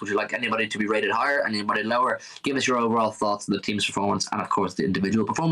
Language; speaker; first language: English; native; English